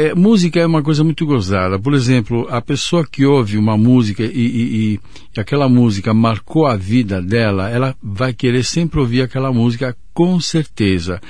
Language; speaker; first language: Portuguese; non-native, fluent; Italian